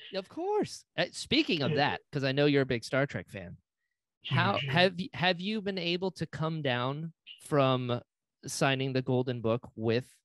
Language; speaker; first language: English; native; English